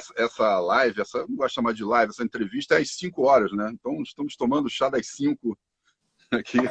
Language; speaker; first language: Portuguese; native; Portuguese